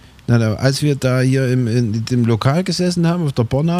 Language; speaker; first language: German; native; German